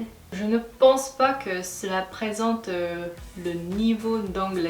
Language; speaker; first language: French; non-native, fluent; Korean